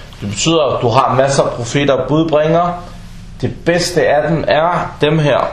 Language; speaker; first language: Danish; non-native, fluent; Arabic